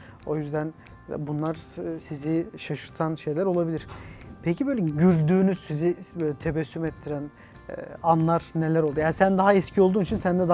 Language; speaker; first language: Turkish; native; Turkish